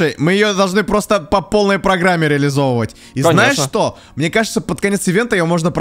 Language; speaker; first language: Russian; native; Russian